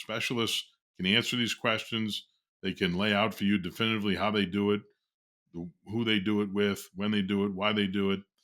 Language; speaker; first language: English; native; English